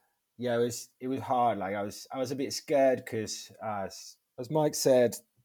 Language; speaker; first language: English; non-native, fluent; Spanish